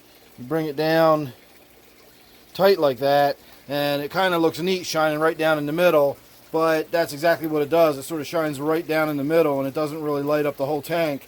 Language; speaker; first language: English; native; English